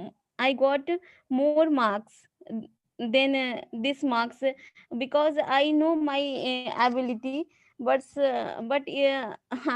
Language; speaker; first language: English; non-native, learner; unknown